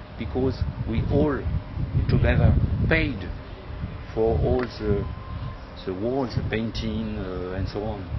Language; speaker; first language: English; non-native, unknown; French